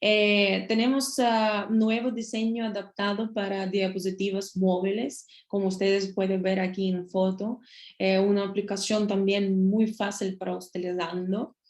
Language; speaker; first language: Spanish; non-native, learner; Russian